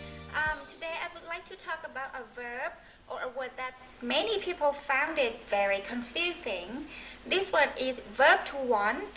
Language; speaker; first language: English; non-native, fluent; Thai